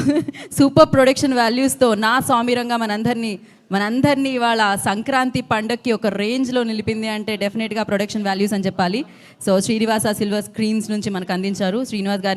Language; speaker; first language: Telugu; native; Telugu